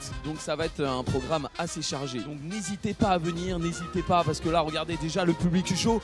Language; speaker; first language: French; native; French